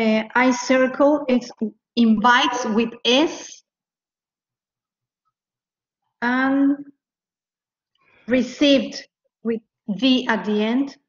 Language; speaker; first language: English; non-native, learner; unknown